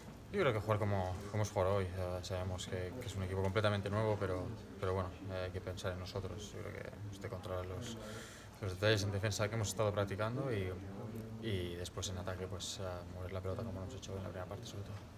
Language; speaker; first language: Spanish; native; Spanish